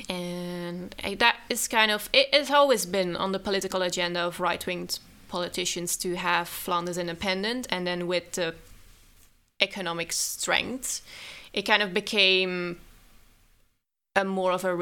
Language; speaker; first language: English; non-native, fluent; Dutch